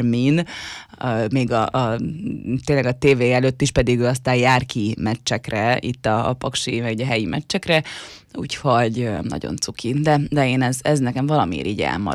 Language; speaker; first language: Hungarian; native; Hungarian